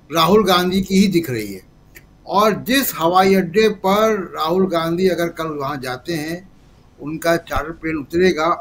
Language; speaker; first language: Hindi; native; Hindi